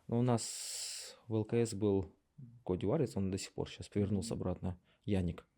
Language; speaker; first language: Russian; native; Russian